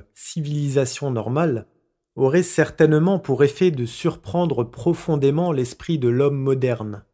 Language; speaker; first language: French; native; French